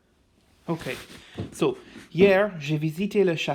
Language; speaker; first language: French; non-native, fluent; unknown